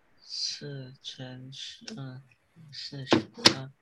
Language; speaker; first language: Chinese; early bilingual, heritage; Chinese